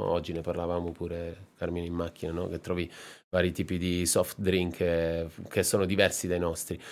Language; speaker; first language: Italian; native; Italian